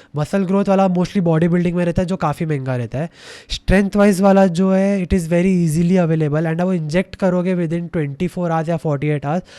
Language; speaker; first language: Hindi; native; Hindi